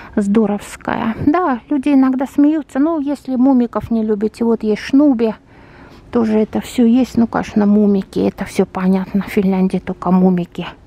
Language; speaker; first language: Russian; native; Russian